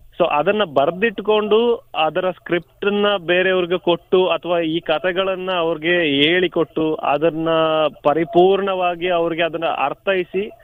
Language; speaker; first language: Kannada; non-native, local second language; Kodava